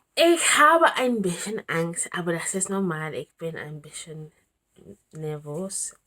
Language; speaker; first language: German; non-native, learner; English